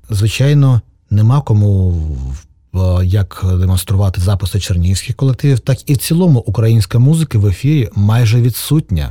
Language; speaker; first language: Ukrainian; native; Ukrainian